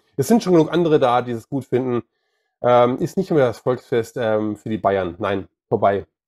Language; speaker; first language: German; native; German